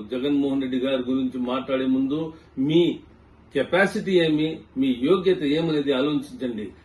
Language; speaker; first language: Telugu; non-native, local second language; Urdu